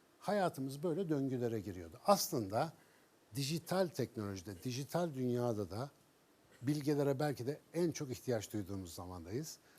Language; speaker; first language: Turkish; native; Turkish